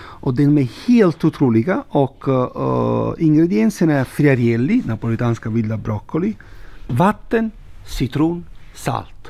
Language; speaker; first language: Swedish; non-native, fluent; Italian